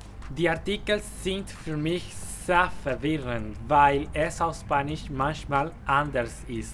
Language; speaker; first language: German; non-native, fluent; Spanish